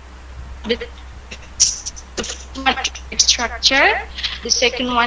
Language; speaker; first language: English; non-native, learner; Indonesian